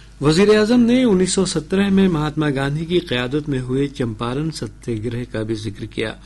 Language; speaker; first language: Urdu; native; Urdu